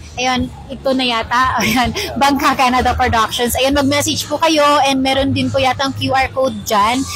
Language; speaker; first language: Filipino; non-native, local second language; Cebuano